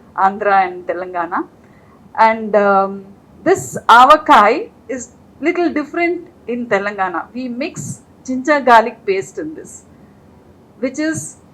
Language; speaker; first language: English; non-native, local second language; Telugu